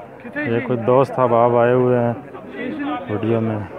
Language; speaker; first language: Hindi; non-native, local second language; Punjabi